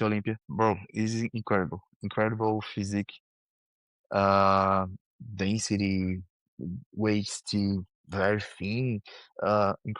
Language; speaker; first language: English; non-native, learner; Portuguese